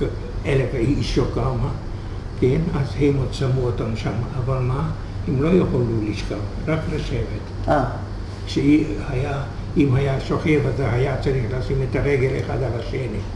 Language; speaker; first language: Hebrew; non-native, fluent; Hungarian